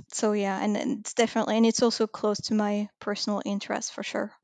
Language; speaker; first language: English; non-native, fluent; French